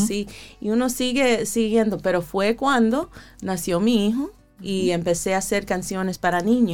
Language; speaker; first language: Spanish; early bilingual, heritage; Spanish